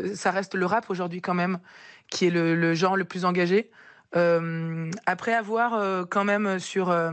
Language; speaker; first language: French; native; French